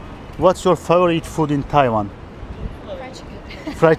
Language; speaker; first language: English; non-native, learner; Turkish